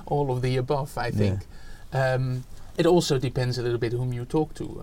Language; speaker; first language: English; non-native, fluent; Dutch